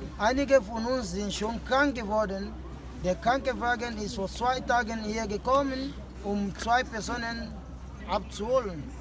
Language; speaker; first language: German; non-native, fluent; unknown